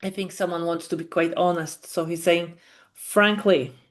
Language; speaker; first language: English; non-native, fluent; Polish